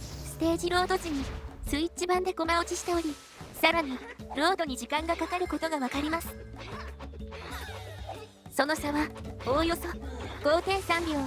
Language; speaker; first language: Japanese; native; Japanese